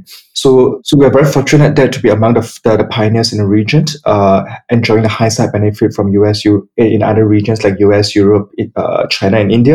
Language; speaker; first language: English; non-native, local second language; Chinese